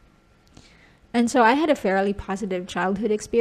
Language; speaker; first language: English; non-native, local second language; Cebuano